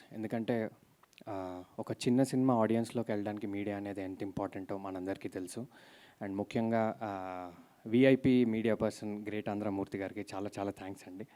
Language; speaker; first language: Telugu; native; Telugu